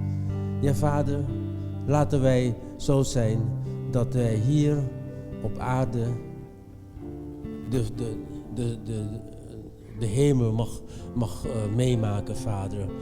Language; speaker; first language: Dutch; non-native, fluent; Indonesian